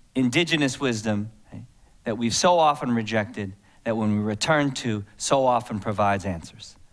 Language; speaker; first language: English; native; English